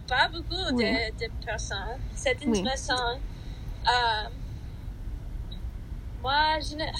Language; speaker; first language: French; non-native, learner; English